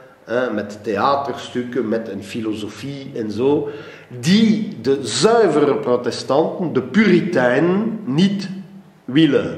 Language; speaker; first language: Dutch; non-native, local second language; French